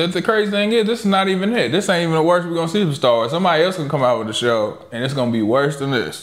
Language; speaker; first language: English; native; English